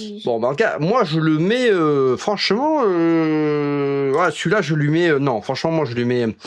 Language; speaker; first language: French; native; French